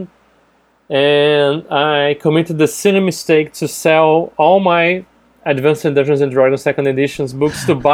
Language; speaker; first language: English; non-native, fluent; Portuguese